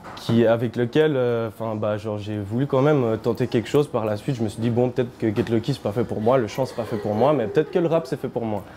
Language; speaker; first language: French; native; French